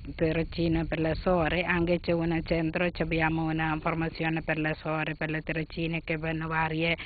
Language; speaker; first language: Italian; non-native, fluent; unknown